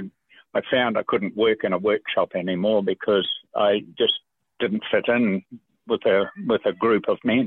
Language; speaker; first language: English; native; English